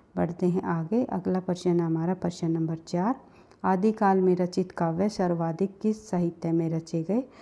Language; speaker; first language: Hindi; native; Hindi